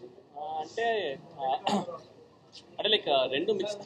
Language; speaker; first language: Telugu; native; Telugu